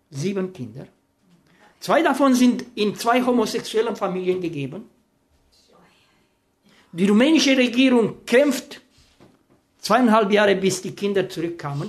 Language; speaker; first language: German; non-native, fluent; Romanian